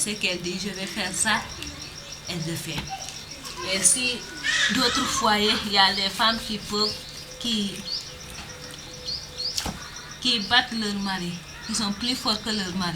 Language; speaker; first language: French; non-native, learner; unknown